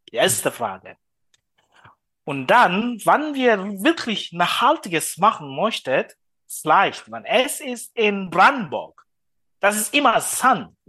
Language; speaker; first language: German; non-native, learner; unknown